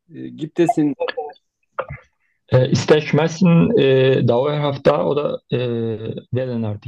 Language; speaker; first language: German; non-native, learner; Turkish